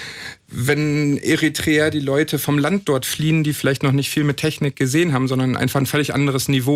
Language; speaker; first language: German; native; German